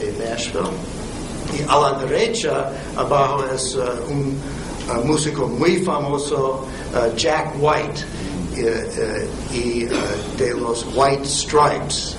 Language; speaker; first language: Spanish; non-native, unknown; English